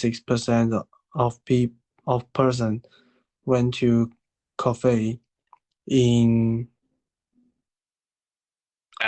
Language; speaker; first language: English; non-native, learner; Chinese